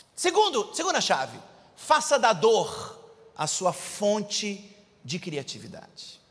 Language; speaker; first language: Portuguese; native; Portuguese